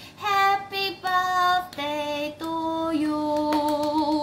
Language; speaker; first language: English; non-native, local second language; Chinese